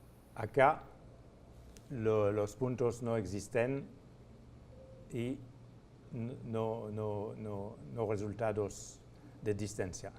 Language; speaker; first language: Spanish; non-native, fluent; French